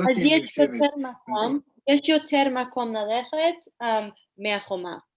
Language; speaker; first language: Hebrew; non-native, learner; English